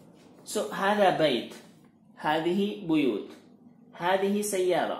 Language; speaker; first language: Arabic; non-native, fluent; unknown